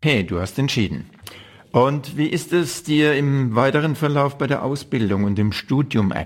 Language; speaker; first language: German; native; German